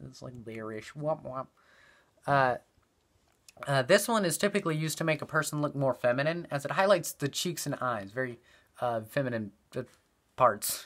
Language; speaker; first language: English; native; English